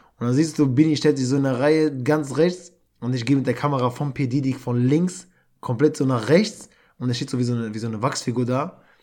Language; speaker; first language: German; early bilingual, other home language; Albanian